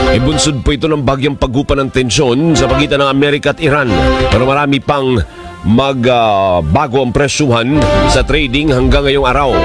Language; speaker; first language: Filipino; non-native, local second language; Hiligaynon